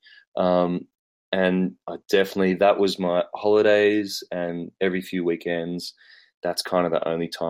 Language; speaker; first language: English; native; English